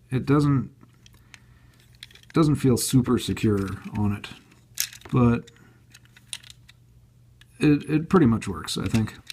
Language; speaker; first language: English; native; English